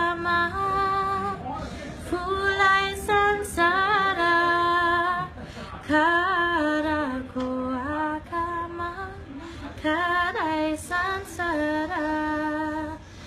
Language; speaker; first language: Nepali; non-native, learner; English